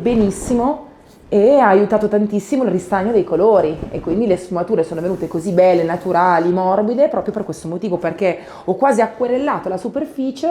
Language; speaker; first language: Italian; native; Italian